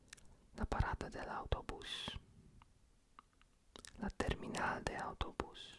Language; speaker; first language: Spanish; non-native, learner; Polish